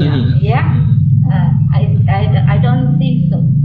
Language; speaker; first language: English; non-native, fluent; Indonesian